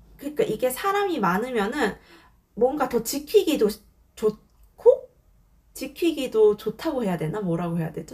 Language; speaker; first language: Korean; native; Korean